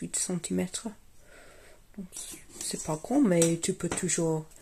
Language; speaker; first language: French; non-native, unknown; English